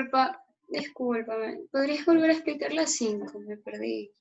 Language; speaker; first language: Spanish; native; Spanish